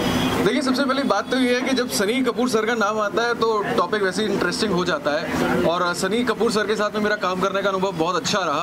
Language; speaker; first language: Hindi; native; Hindi